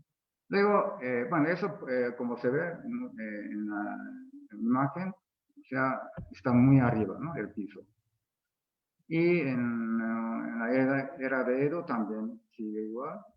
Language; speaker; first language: Spanish; non-native, fluent; Japanese